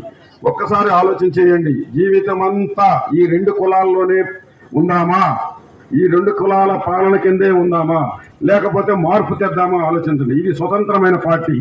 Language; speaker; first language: Telugu; native; Telugu